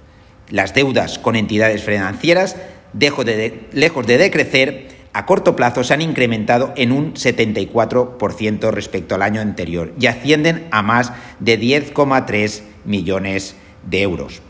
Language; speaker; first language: Spanish; native; Spanish